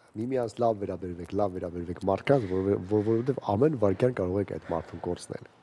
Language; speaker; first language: Armenian; native; Armenian